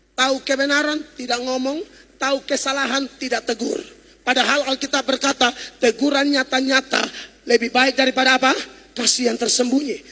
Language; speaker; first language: Indonesian; native; Indonesian